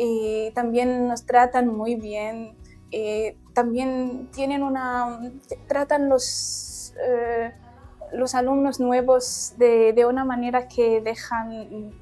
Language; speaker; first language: Spanish; non-native, learner; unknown